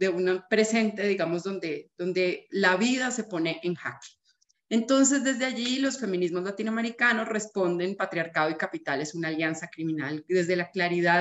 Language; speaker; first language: Spanish; native; Spanish